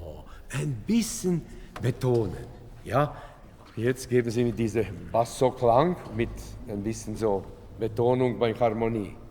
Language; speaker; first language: German; non-native, fluent; Latvian